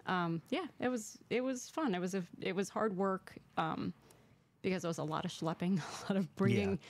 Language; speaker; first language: English; native; English